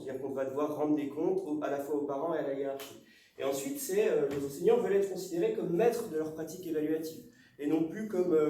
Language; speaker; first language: French; native; French